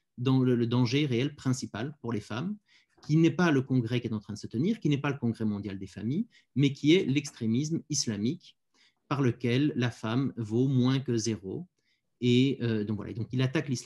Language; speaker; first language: French; native; French